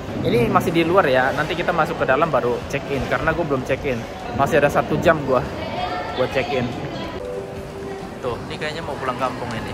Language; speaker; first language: Indonesian; native; Indonesian